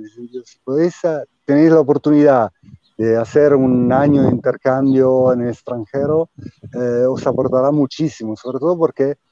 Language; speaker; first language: Spanish; non-native, fluent; Italian